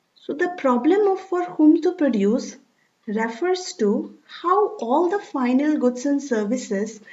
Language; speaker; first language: English; non-native, local second language; Assamese